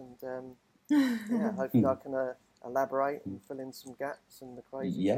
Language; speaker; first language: English; native; English